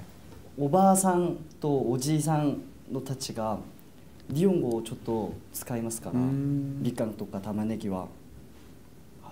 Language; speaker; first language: Japanese; non-native, learner; Korean